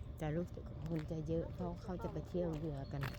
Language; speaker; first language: Thai; native; Thai